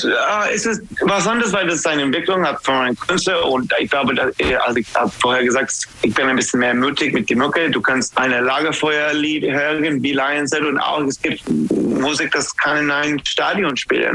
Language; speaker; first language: German; non-native, learner; English